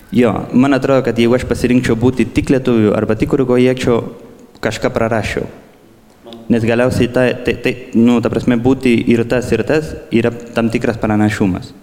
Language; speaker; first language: Lithuanian; early bilingual, heritage; Lithuanian